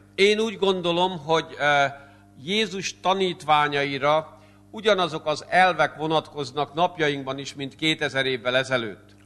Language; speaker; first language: Hungarian; native; Hungarian